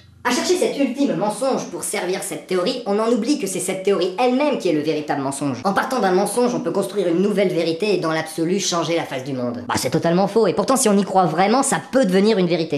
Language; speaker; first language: French; native; French